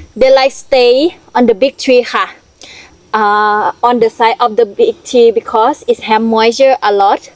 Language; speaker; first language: English; non-native, learner; Thai